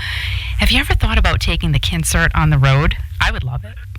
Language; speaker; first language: English; native; English